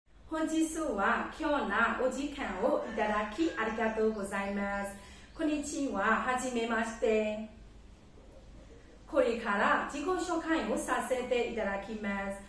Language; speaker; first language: Japanese; non-native, learner; Burmese